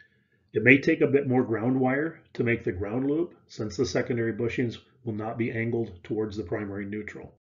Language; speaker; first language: English; native; English